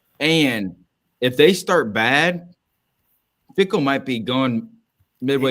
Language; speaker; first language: English; native; English